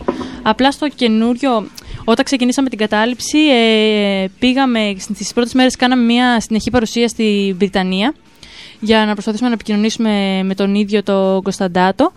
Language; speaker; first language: Greek; native; Greek